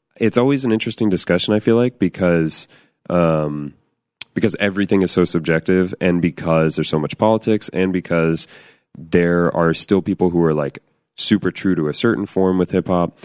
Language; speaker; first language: English; native; English